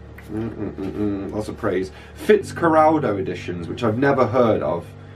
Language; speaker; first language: English; native; English